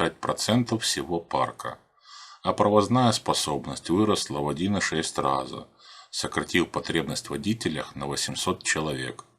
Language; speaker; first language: Russian; native; Russian